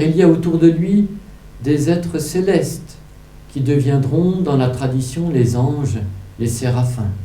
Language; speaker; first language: French; native; French